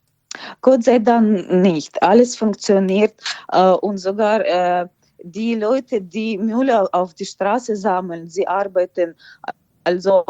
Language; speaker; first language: German; non-native, fluent; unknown